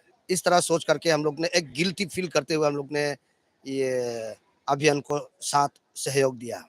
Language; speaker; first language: Hindi; non-native, local second language; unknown